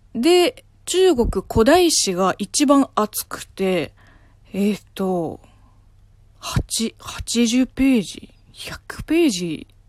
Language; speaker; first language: Japanese; non-native, fluent; Chinese